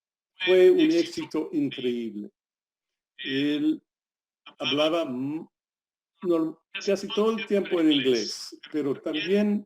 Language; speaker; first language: Spanish; non-native, fluent; English